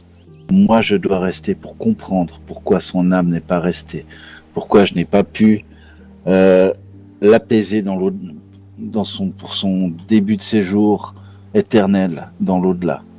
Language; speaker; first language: French; native; French